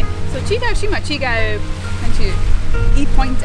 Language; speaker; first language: Japanese; non-native, learner; English